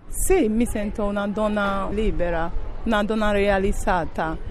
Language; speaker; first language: Italian; non-native, fluent; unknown